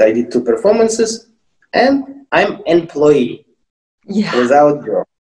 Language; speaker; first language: English; non-native, fluent; Russian